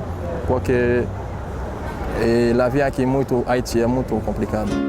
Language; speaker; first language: Portuguese; non-native, learner; Haitian Creole